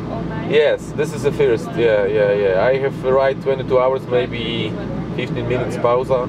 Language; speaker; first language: English; non-native, learner; Polish